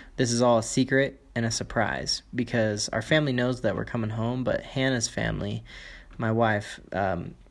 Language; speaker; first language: English; native; English